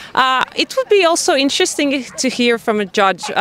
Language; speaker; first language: English; non-native, fluent; Finnish